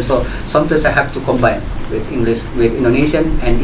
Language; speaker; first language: English; non-native, learner; Indonesian